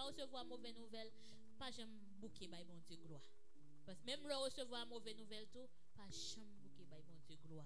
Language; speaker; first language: French; non-native, local second language; Haitian Creole